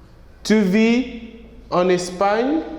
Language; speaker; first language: French; non-native, fluent; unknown